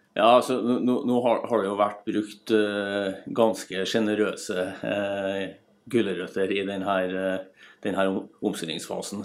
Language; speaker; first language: Norwegian; native; Norwegian